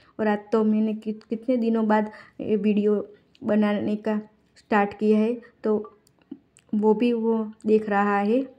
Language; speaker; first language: Hindi; non-native, local second language; Gujarati